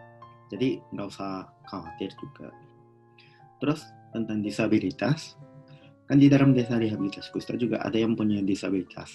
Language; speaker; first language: Indonesian; non-native, local second language; Japanese